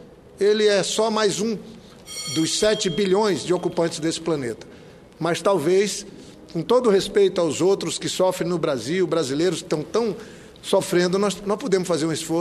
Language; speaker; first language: Portuguese; native; Portuguese